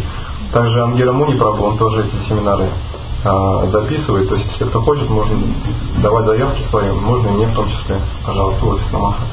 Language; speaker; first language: Russian; native; Russian